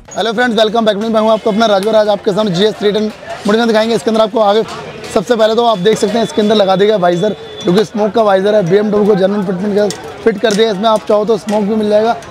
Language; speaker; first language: Hindi; native; Hindi